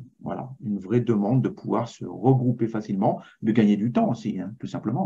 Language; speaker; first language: French; native; French